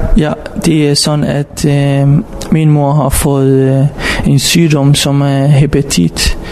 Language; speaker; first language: Danish; non-native, fluent; Arabic